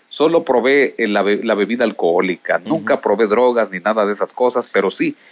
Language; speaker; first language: Spanish; native; Spanish